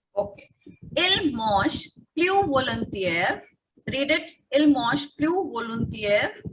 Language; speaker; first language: French; non-native, fluent; Hindi